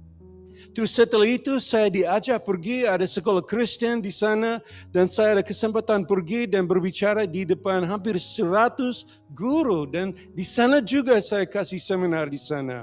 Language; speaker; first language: Indonesian; non-native, learner; English